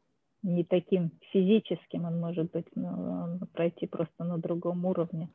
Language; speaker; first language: Russian; native; Russian